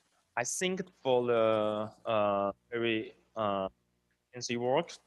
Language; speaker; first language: English; non-native, learner; Chinese